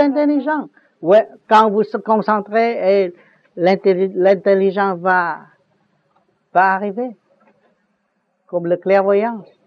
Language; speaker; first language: French; non-native, learner; Vietnamese